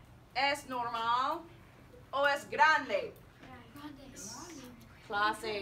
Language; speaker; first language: Spanish; non-native, fluent; English